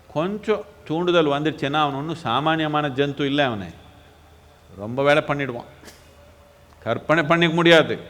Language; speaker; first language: Tamil; non-native, local second language; Kannada